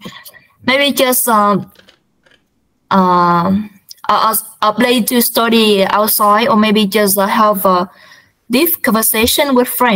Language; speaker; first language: English; non-native, learner; Vietnamese